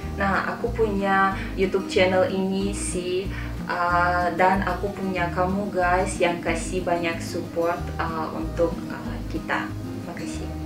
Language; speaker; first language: Indonesian; non-native, fluent; Russian